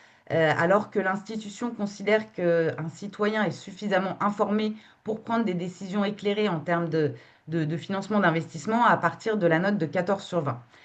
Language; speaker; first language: French; native; French